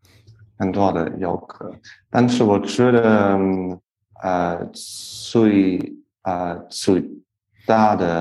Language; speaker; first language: Chinese; non-native, learner; English